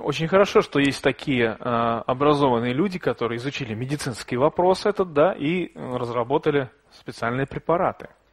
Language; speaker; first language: Russian; native; Russian